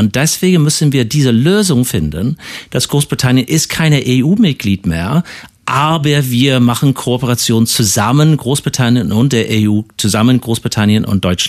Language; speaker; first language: German; non-native, fluent; English